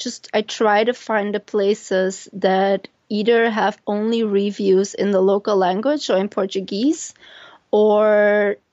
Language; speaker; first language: English; non-native, fluent; Dutch